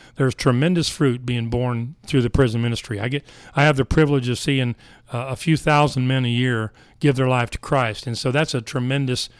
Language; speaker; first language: English; native; English